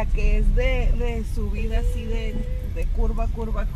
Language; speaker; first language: Spanish; native; Spanish